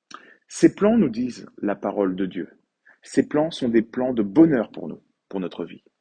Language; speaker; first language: French; native; French